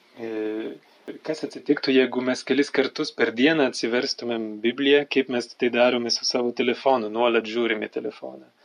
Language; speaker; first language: Lithuanian; non-native, fluent; French